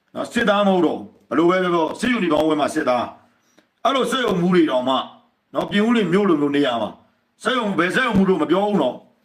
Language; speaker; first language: Burmese; native; Burmese